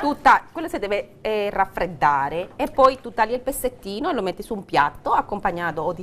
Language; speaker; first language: Italian; non-native, fluent; Spanish